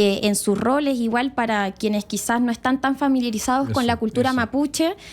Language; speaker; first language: Spanish; native; Spanish